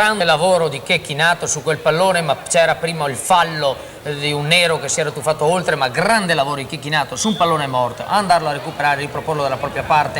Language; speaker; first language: Italian; native; Italian